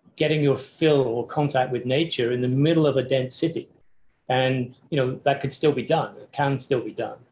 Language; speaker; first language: English; native; English